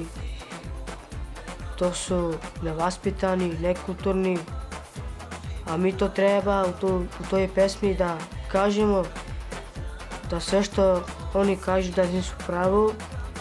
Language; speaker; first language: Serbian; non-native, local second language; Romany